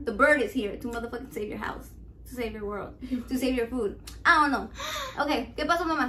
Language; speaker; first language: English; early bilingual, other home language; Spanish